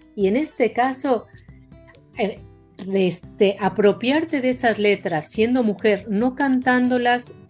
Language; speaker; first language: Spanish; native; Spanish